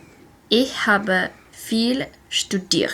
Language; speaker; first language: German; non-native, learner; English